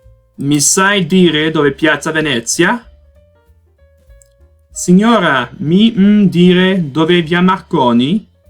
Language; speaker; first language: Italian; non-native, learner; Portuguese